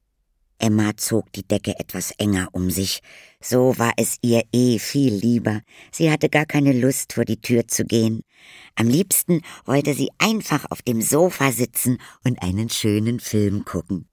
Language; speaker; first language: German; native; German